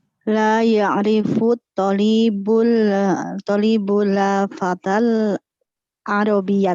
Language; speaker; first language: Arabic; non-native, learner; Indonesian